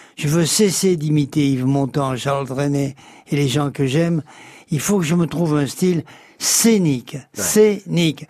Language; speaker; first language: French; native; French